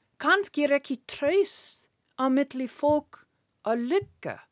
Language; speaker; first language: Icelandic; non-native, learner; English